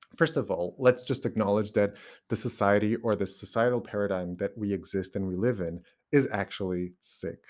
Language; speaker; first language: English; non-native, fluent; Portuguese